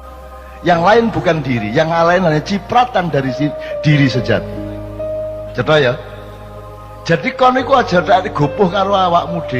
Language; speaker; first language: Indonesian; non-native, local second language; Javanese